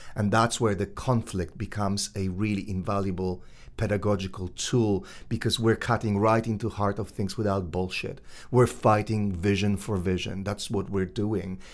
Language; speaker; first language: English; non-native, fluent; Polish